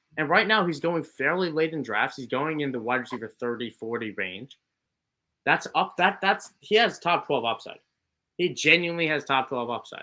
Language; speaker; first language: English; native; English